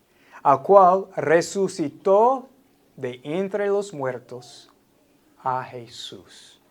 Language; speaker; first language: Spanish; non-native, fluent; English